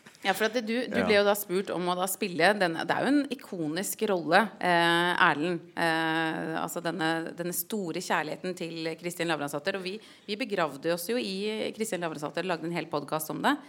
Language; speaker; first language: Norwegian; native; Norwegian